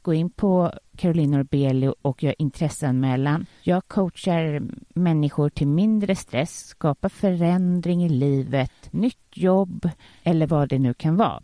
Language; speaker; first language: Swedish; native; Swedish